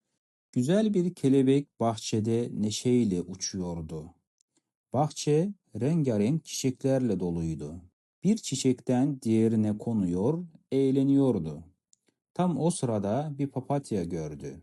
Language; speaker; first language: Turkish; non-native, fluent; Kazakh